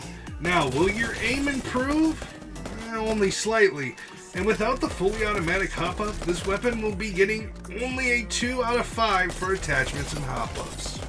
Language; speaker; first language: English; native; English